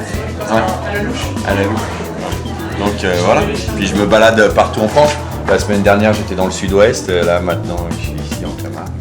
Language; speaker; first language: French; native; French